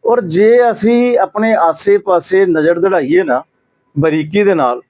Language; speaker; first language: Hindi; non-native, local second language; Punjabi